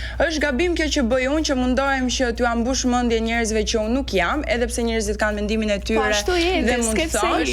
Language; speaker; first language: Albanian; native; Albanian